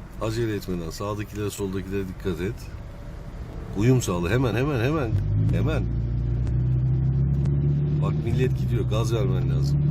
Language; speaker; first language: Turkish; native; Turkish